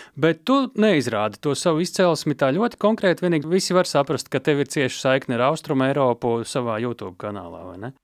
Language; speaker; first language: Latvian; native; Latvian